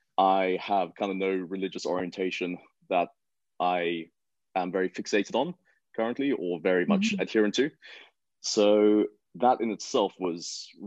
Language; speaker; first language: English; native; English